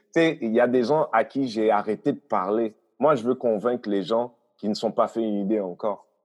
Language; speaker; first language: French; early bilingual, other home language; Haitian Creole